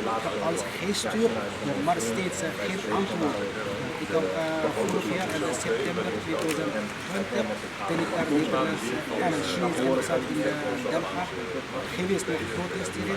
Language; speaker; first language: Dutch; non-native, learner; Uyghur